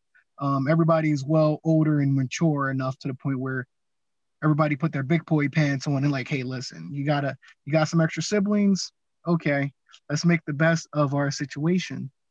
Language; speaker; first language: English; native; English